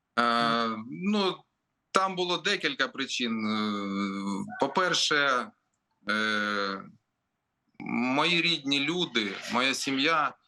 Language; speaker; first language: Ukrainian; non-native, local second language; Russian